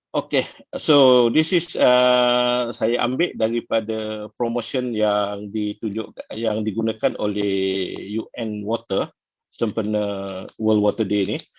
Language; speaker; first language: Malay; non-native, local second language; Tamil